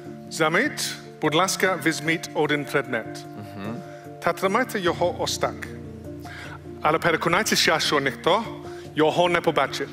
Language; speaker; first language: Ukrainian; non-native, learner; English